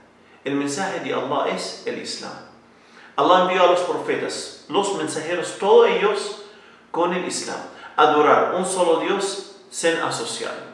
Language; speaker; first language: Spanish; non-native, learner; Arabic